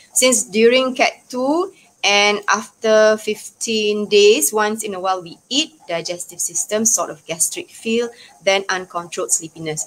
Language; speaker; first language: English; non-native, local second language; Malay